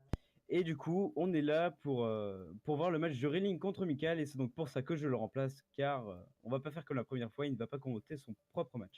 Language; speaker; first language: French; native; French